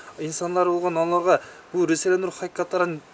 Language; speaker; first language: Turkish; non-native, learner; Kyrgyz